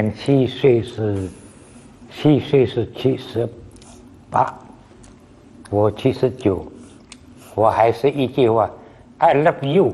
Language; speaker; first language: Chinese; early bilingual, heritage; Chinese